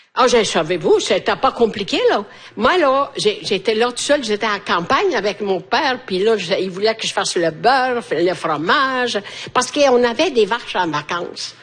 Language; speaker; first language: French; non-native, fluent; Italian